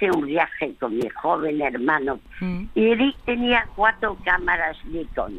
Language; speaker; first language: Spanish; early bilingual, other home language; French